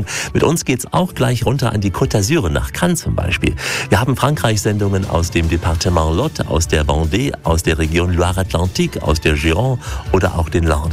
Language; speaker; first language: German; native; German